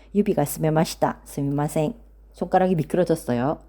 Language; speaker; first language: Korean; native; Korean